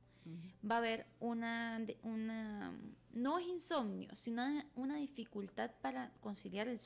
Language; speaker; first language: Spanish; native; Spanish